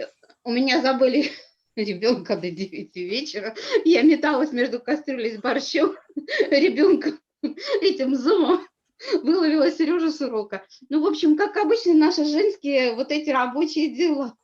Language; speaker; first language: Russian; native; Russian